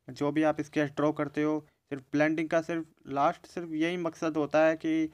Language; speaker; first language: Hindi; native; Hindi